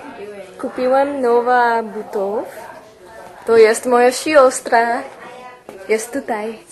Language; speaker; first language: Polish; non-native, learner; English